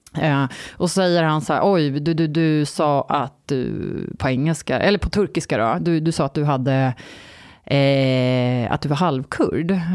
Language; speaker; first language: Swedish; early bilingual, other home language; Turkish